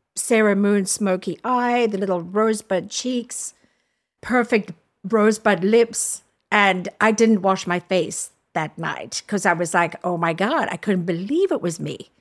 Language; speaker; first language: English; native; English